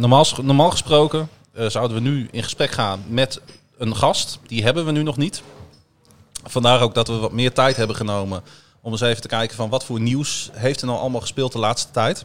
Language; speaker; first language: Dutch; native; Dutch